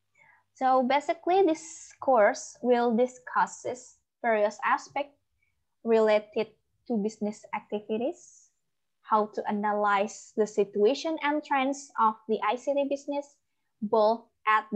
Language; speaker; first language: English; non-native, learner; Indonesian